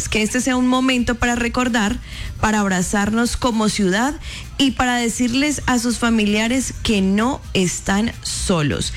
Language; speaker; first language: Spanish; native; Spanish